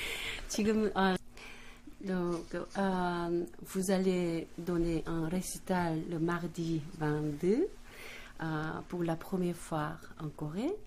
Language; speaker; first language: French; non-native, fluent; Korean